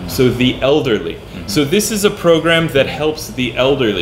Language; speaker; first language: English; native; English